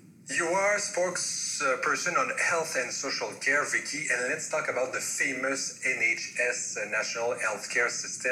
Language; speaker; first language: English; non-native, fluent; French